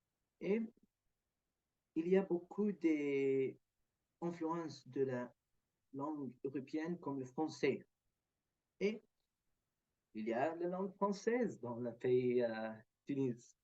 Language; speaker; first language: French; non-native, learner; Arabic